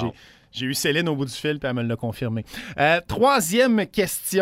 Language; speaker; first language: French; native; French